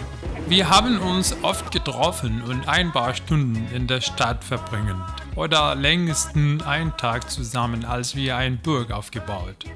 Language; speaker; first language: German; non-native, learner; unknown